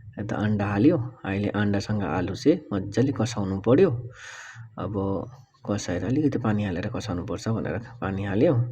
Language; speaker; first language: Nepali; non-native, learner; Bangla